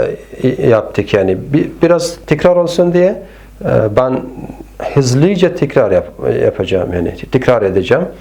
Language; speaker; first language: Turkish; non-native, fluent; Persian